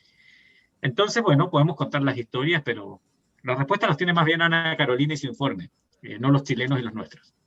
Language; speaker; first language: Spanish; native; Spanish